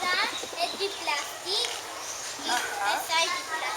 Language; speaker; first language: French; non-native, learner; Spanish